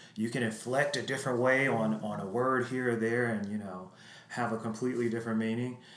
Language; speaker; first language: English; native; English